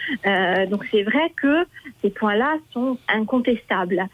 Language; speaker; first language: French; native; French